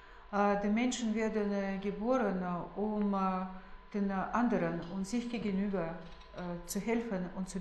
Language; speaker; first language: German; non-native, fluent; Russian